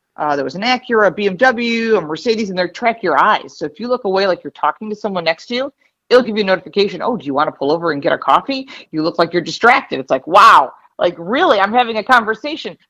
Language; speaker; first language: English; native; English